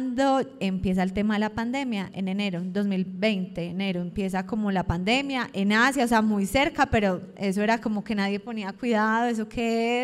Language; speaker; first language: Spanish; native; Spanish